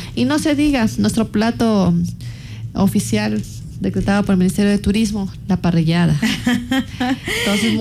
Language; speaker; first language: Spanish; native; Spanish